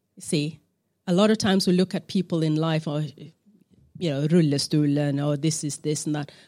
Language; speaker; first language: English; non-native, local second language; Acoli